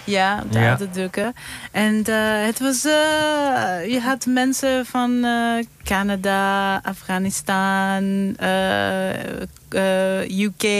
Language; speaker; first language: Dutch; non-native, learner; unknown